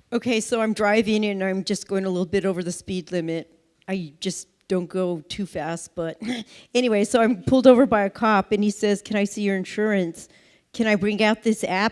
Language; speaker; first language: English; native; English